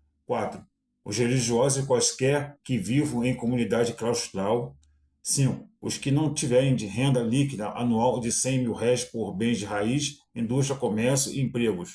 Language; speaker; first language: Portuguese; native; Portuguese